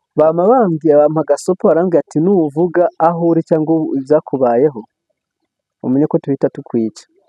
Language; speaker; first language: Kinyarwanda; early bilingual, heritage; Kinyarwanda